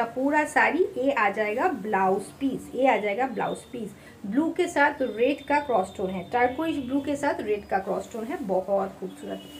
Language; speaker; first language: Hindi; non-native, fluent; Bangla